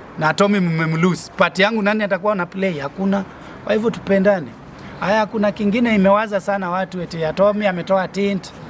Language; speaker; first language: Swahili; non-native, local second language; Luo (Kenya and Tanzania)